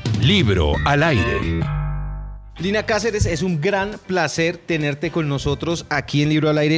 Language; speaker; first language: Spanish; native; Spanish